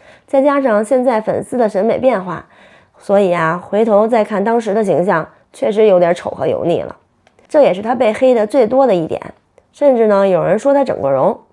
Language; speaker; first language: Chinese; native; Chinese